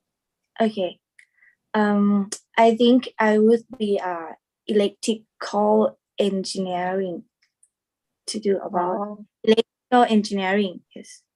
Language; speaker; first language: English; non-native, learner; Thai